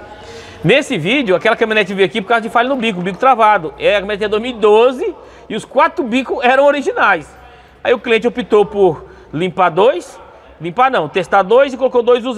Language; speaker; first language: Portuguese; native; Portuguese